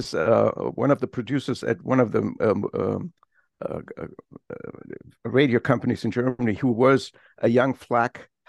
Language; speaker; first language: English; non-native, fluent; German